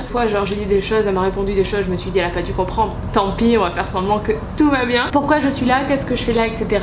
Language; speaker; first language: French; native; French